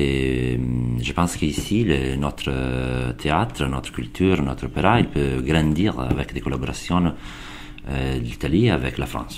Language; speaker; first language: French; non-native, learner; Italian